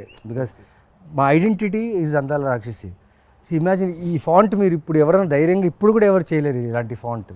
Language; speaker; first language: Telugu; native; Telugu